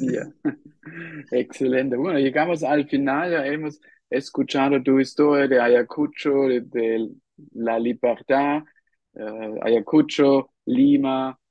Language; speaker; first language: Spanish; non-native, fluent; German